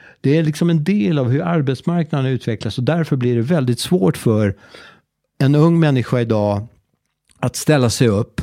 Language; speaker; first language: Swedish; native; Swedish